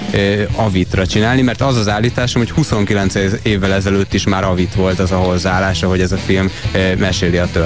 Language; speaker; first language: Hungarian; native; Hungarian